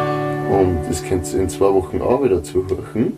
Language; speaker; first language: German; native; German